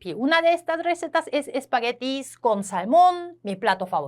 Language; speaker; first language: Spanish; non-native, fluent; Korean